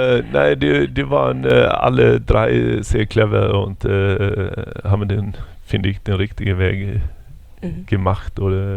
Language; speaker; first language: German; non-native, fluent; Swedish